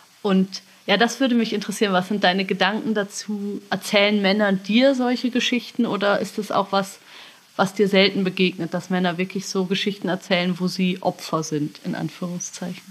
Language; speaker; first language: German; native; German